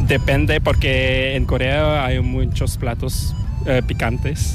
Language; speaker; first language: Spanish; non-native, learner; Korean